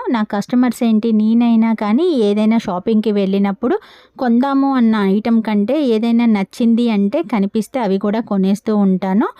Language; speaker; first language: Telugu; native; Telugu